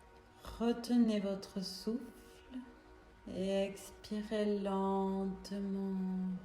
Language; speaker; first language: French; native; French